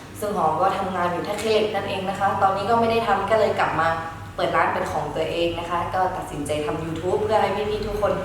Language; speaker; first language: Thai; early bilingual, other home language; Shan